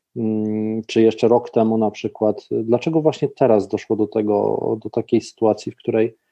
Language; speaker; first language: Polish; native; Polish